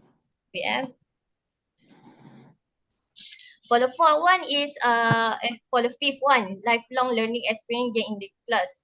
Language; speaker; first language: English; non-native, local second language; Malay